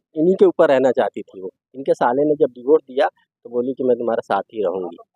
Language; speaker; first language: Hindi; native; Hindi